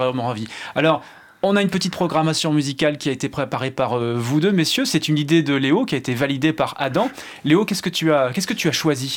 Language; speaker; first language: French; native; French